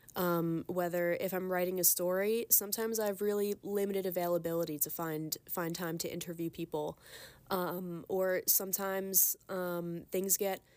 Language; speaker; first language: English; native; English